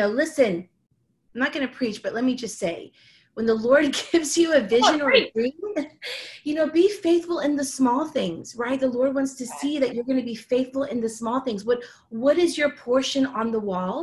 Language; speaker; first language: English; native; English